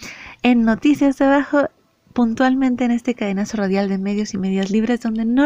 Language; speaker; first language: Spanish; native; Spanish